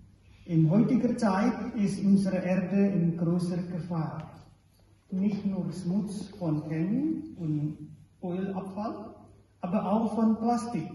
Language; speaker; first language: German; non-native, fluent; Indonesian